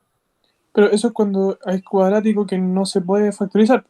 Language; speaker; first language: Spanish; native; Spanish